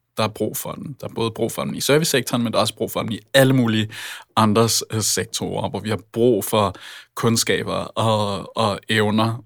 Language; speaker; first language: Danish; native; Danish